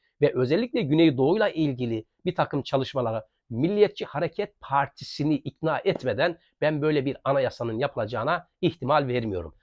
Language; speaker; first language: Turkish; native; Turkish